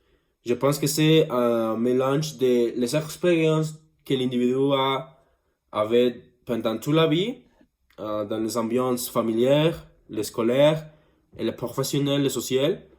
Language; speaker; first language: French; non-native, learner; Spanish